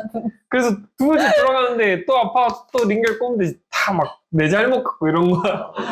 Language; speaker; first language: Korean; native; Korean